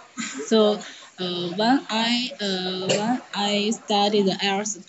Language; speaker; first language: English; non-native, learner; Chinese